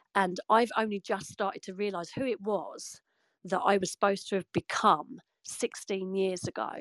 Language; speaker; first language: English; native; English